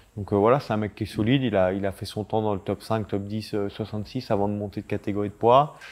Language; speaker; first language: French; native; French